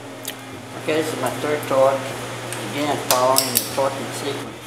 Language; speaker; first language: English; native; English